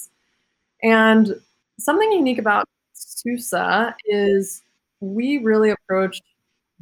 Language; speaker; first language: English; native; English